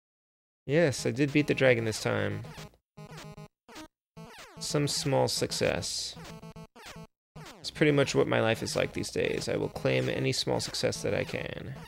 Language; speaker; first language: English; native; English